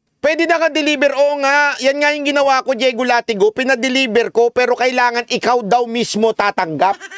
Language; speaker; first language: Filipino; native; Filipino